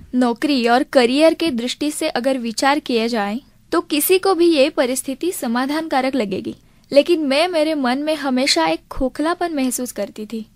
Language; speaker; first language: Hindi; non-native, local second language; Marathi